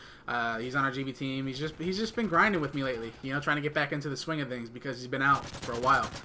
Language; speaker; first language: English; native; English